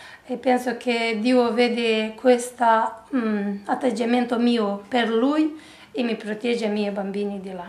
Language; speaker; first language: Italian; non-native, learner; Romanian